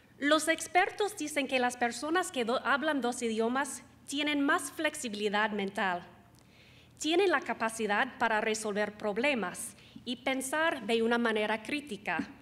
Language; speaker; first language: Spanish; non-native, fluent; English